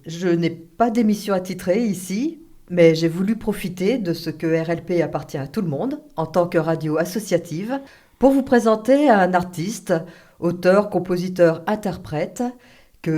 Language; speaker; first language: French; native; French